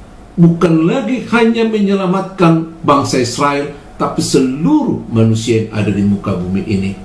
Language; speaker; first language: Indonesian; native; Indonesian